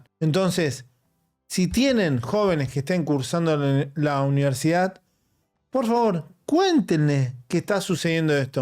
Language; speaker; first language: Spanish; native; Spanish